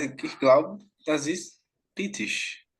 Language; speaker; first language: German; non-native, learner; Portuguese